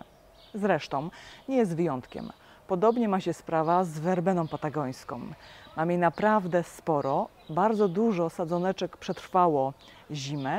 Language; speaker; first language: Polish; native; Polish